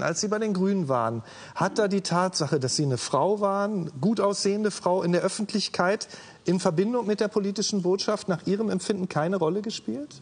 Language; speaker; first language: German; native; German